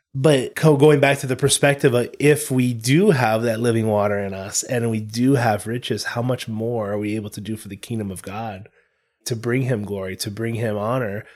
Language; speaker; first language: English; native; English